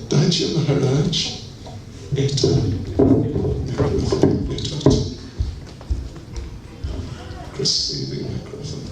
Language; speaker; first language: Russian; non-native, learner; English